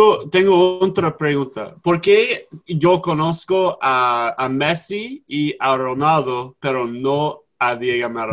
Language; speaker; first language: Spanish; non-native, learner; English